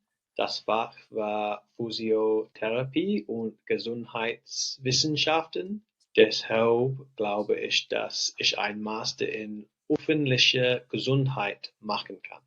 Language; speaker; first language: German; non-native, learner; English